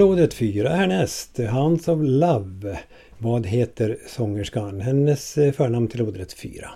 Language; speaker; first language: Swedish; native; Swedish